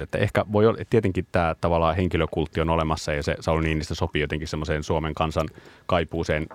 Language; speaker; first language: Finnish; native; Finnish